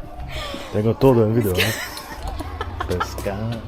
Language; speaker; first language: Spanish; non-native, learner; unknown